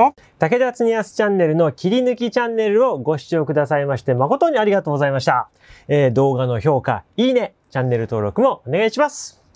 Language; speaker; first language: Japanese; native; Japanese